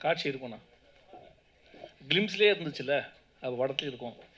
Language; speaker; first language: Tamil; native; Tamil